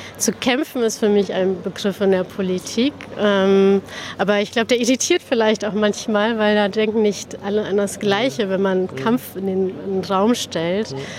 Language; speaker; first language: German; early bilingual, other home language; Persian